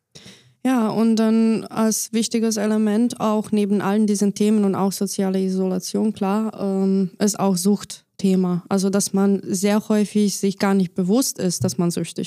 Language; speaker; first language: German; non-native, fluent; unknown